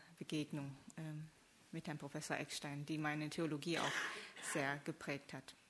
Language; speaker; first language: German; early bilingual, other home language; Korean